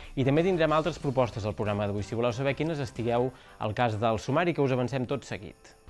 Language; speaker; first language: Catalan; native; Catalan